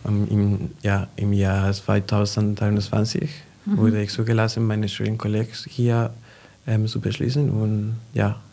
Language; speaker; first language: German; non-native, fluent; Spanish